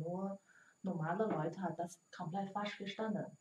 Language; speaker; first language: German; non-native, learner; Chinese